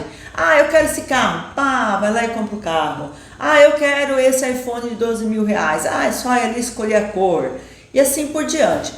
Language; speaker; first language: Portuguese; native; Portuguese